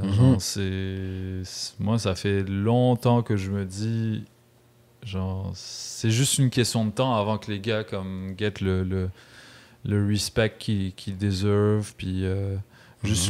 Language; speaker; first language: French; native; French